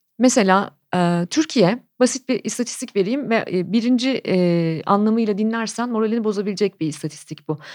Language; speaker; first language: Turkish; native; Turkish